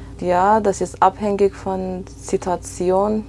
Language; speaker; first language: German; non-native, fluent; Persian